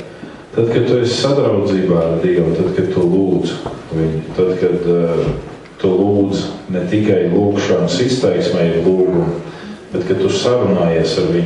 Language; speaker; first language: Latvian; native; Latvian